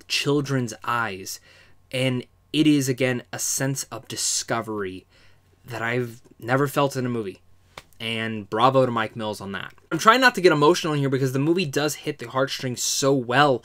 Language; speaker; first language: English; native; English